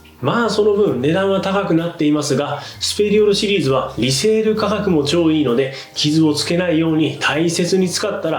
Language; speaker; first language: Japanese; native; Japanese